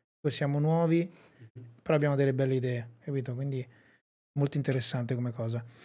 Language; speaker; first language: Italian; native; Italian